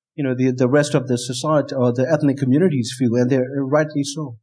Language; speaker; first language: English; non-native, fluent; Burmese